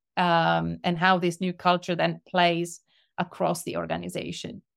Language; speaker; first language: English; non-native, fluent; Italian